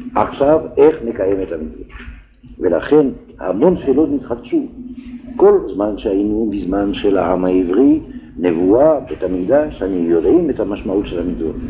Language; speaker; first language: Hebrew; non-native, fluent; French